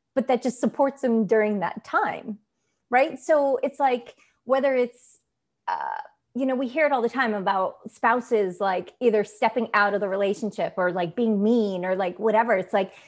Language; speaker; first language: English; non-native, fluent; Italian